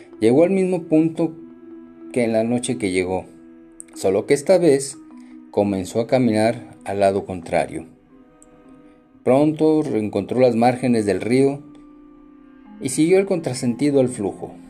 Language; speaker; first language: Spanish; native; Spanish